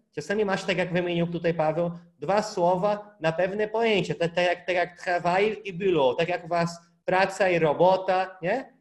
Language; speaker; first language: Polish; non-native, fluent; Portuguese